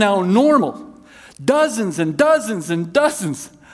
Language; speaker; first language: English; native; English